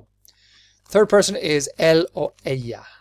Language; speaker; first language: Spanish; non-native, fluent; English